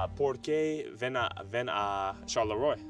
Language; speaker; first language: Spanish; non-native, learner; English